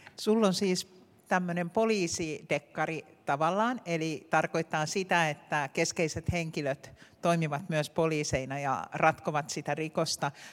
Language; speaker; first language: Finnish; native; Finnish